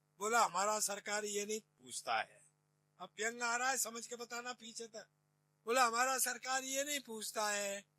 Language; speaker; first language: Hindi; native; Hindi